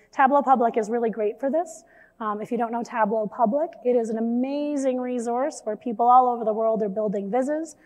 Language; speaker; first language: English; native; English